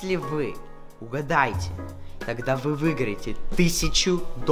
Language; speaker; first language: Russian; early bilingual, heritage; Russian